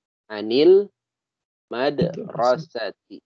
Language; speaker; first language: Arabic; non-native, fluent; Indonesian